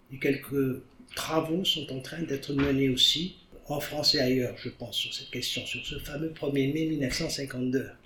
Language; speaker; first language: French; non-native, local second language; Arabic